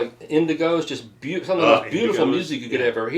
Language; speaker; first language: English; native; English